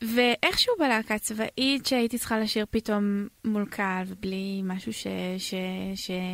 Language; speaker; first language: Hebrew; native; Hebrew